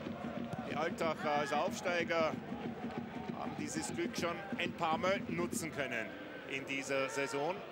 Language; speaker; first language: German; native; German